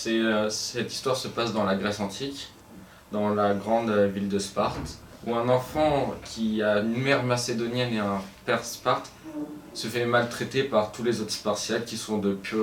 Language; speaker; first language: French; native; French